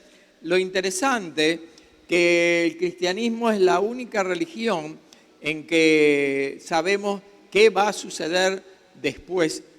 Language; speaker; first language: Spanish; native; Spanish